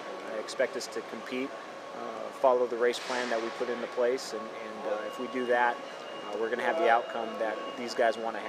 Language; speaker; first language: English; native; English